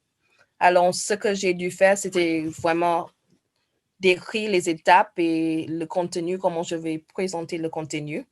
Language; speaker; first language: French; non-native, fluent; English